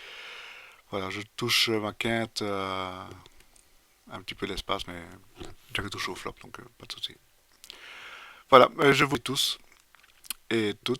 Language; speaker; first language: French; native; French